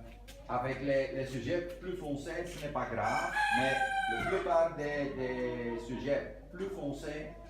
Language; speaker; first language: French; non-native, local second language; Dutch